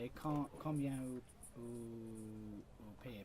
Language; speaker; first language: French; non-native, learner; English